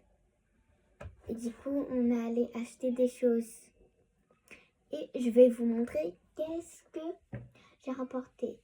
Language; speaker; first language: French; native; French